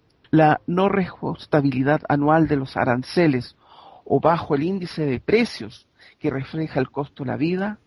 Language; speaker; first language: Spanish; native; Spanish